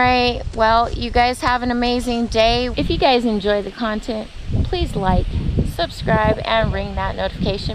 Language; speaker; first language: English; native; English